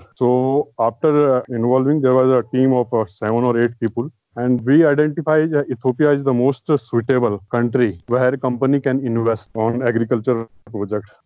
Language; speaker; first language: English; non-native, local second language; Hindi